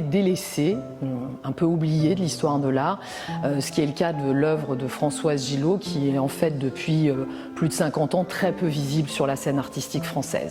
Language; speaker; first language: French; native; French